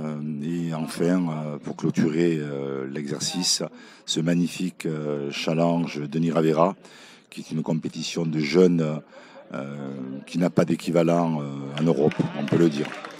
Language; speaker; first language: French; native; French